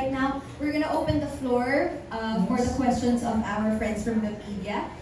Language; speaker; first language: English; non-native, local second language; Filipino